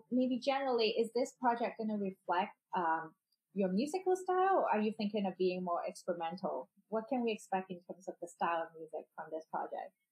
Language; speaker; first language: English; non-native, local second language; Cantonese